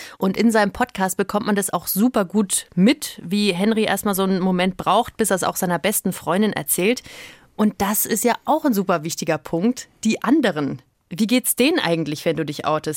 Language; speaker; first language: German; native; German